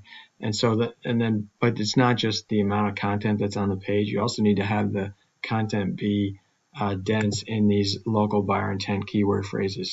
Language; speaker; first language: English; native; English